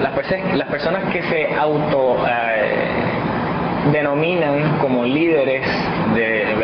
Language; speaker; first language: Spanish; native; Spanish